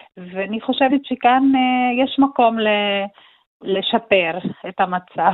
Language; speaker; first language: Hebrew; non-native, local second language; Arabic